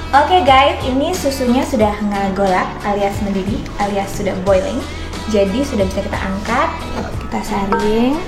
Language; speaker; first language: Indonesian; native; Indonesian